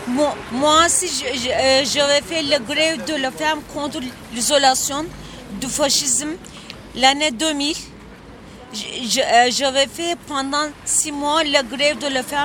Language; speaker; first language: French; non-native, learner; Turkish